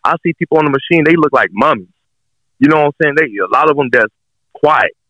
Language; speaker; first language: English; native; English